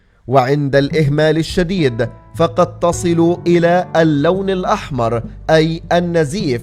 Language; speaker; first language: Arabic; native; Arabic